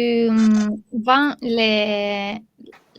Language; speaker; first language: French; non-native, learner; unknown